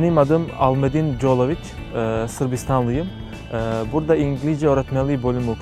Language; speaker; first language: Turkish; non-native, fluent; Serbian